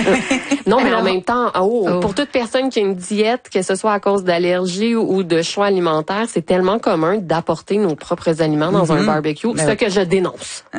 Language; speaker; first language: French; native; French